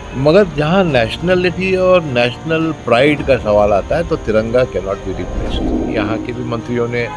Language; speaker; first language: Hindi; native; Hindi